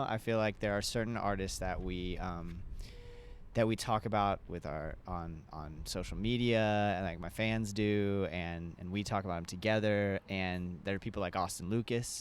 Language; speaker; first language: English; native; English